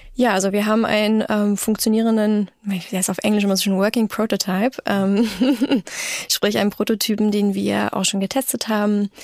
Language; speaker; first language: German; native; German